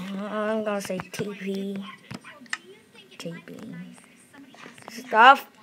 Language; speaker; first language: English; non-native, learner; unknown